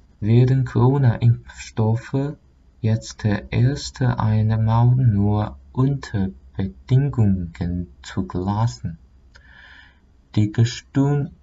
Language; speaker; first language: German; non-native, learner; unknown